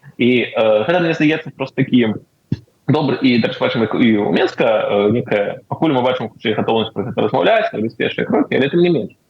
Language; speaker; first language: Belarusian; native; Belarusian